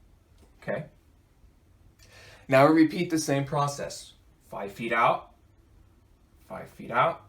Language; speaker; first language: English; native; English